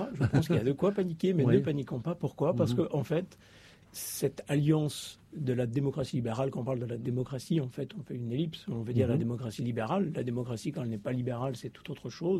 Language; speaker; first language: French; native; French